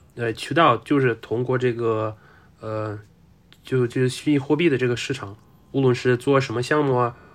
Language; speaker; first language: Chinese; non-native, fluent; Russian